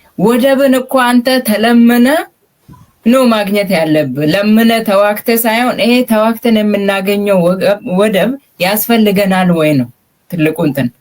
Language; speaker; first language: Amharic; non-native, local second language; Oromo